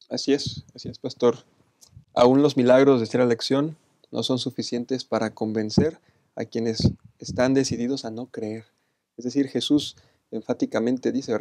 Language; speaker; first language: Spanish; native; Spanish